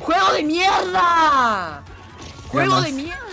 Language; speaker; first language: Spanish; native; Spanish